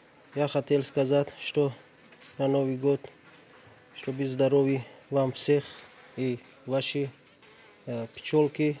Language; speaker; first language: Russian; non-native, learner; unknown